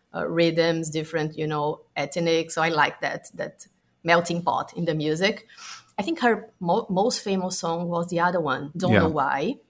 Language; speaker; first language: English; non-native, fluent; Portuguese